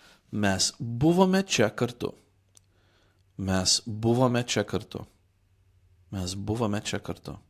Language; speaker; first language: Lithuanian; non-native, fluent; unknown